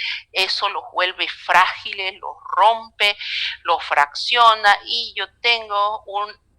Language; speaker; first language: Spanish; native; Spanish